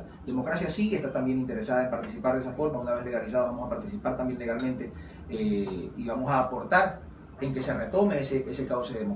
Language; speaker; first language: Spanish; native; Spanish